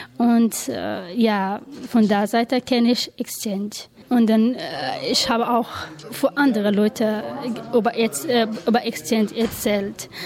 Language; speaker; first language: German; non-native, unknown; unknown